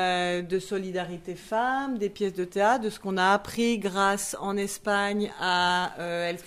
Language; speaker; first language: French; native; French